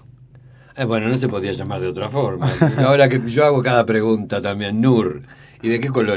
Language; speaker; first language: Spanish; native; Spanish